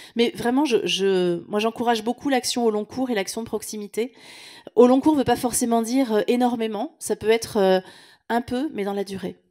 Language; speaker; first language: French; native; French